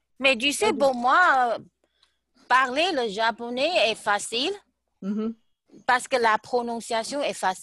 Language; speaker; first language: French; non-native, learner; Chinese